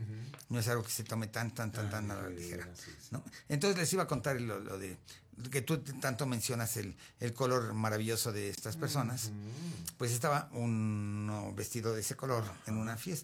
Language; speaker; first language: Spanish; native; Spanish